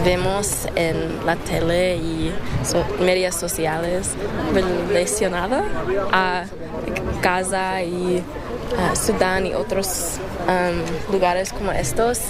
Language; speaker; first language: Spanish; non-native, learner; English